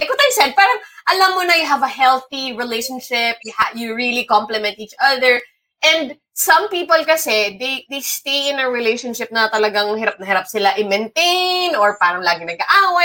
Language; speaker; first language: English; non-native, local second language; Filipino